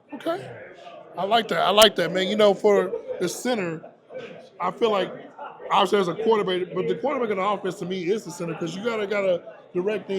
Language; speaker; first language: English; native; English